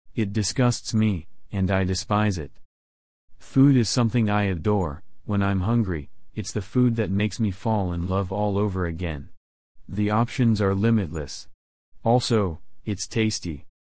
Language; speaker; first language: English; non-native, local second language; Cantonese